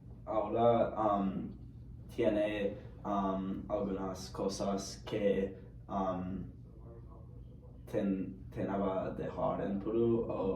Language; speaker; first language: Spanish; non-native, learner; English